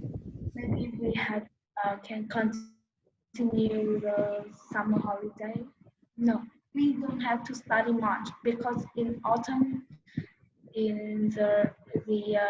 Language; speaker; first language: English; non-native, learner; Vietnamese